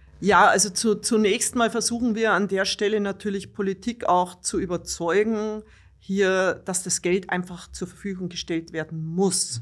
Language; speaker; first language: German; native; German